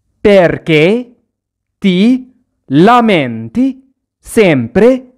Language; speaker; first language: Italian; non-native, fluent; Arabic